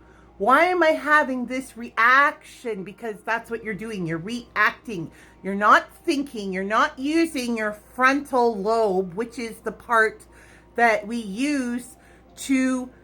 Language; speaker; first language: English; native; English